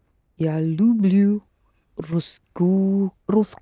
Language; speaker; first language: Russian; non-native, learner; English